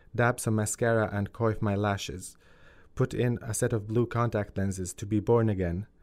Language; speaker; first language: English; early bilingual, other home language; Finnish